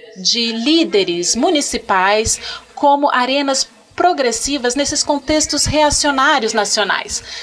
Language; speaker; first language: Portuguese; non-native, fluent; French